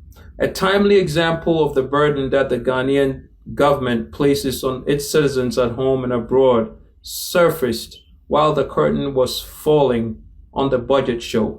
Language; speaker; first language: English; non-native, local second language; Akan